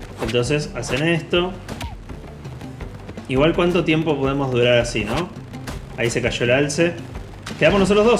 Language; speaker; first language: Spanish; native; Spanish